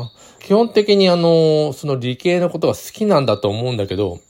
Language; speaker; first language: Japanese; native; Japanese